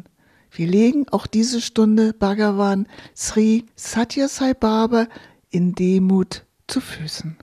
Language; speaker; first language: German; native; German